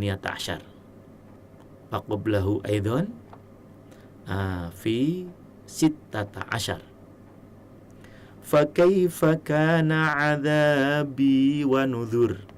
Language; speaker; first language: Arabic; non-native, fluent; Indonesian